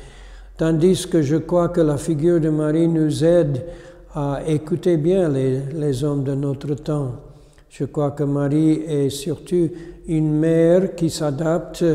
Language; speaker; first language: French; non-native, fluent; English